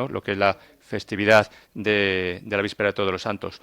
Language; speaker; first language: Spanish; native; Spanish